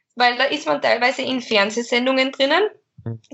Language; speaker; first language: German; native; German